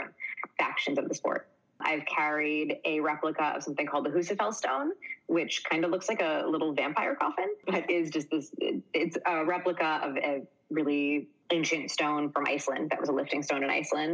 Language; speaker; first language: English; native; English